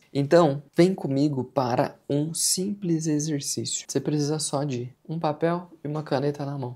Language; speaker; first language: Portuguese; native; Portuguese